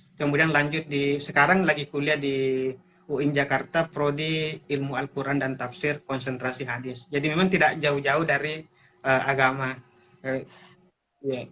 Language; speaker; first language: Indonesian; non-native, local second language; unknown